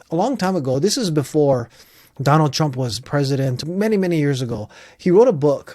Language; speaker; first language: English; native; English